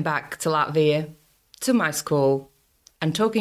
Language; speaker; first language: English; non-native, fluent; Latvian